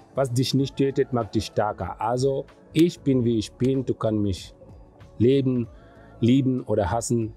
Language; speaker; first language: German; non-native, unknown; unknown